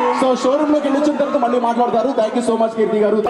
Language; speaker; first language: Telugu; native; Telugu